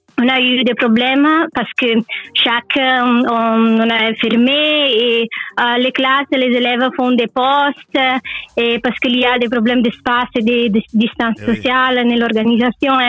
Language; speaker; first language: French; non-native, learner; Italian